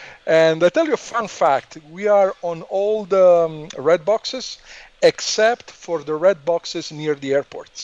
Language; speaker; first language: English; non-native, fluent; Italian